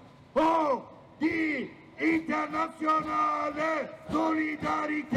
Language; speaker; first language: German; non-native, learner; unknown